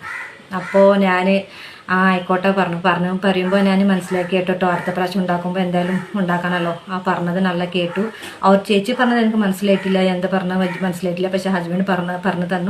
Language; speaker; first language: Malayalam; non-native, local second language; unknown